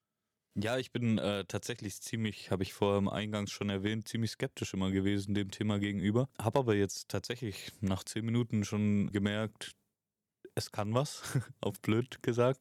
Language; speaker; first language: German; native; German